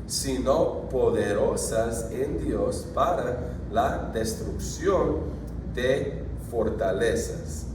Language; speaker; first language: Spanish; non-native, fluent; English